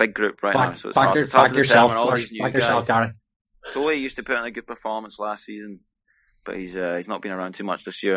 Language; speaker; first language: English; native; English